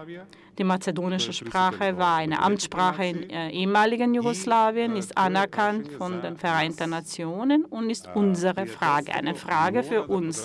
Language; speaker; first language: German; non-native, fluent; Macedonian